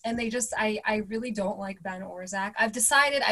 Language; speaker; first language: English; native; English